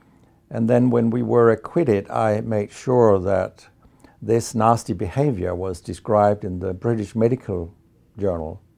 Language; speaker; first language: English; non-native, fluent; Danish